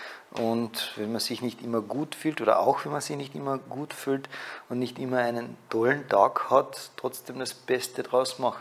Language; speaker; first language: German; native; German